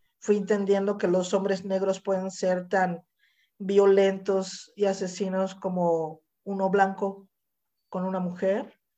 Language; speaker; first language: Spanish; native; Spanish